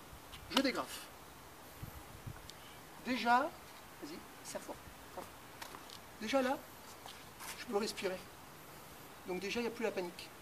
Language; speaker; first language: French; native; French